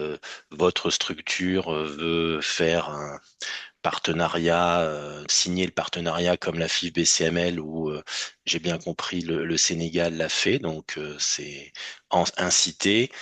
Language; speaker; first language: French; native; French